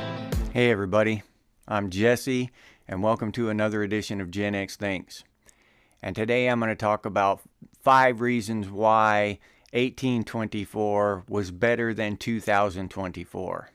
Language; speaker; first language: English; native; English